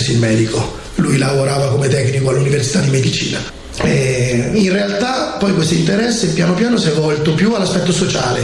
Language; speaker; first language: Italian; native; Italian